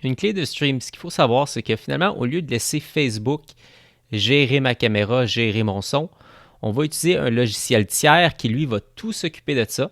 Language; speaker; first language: French; native; French